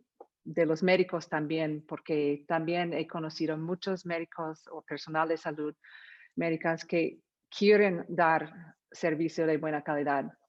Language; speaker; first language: Spanish; non-native, fluent; English